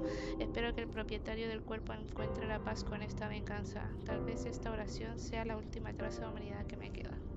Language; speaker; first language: Spanish; native; Spanish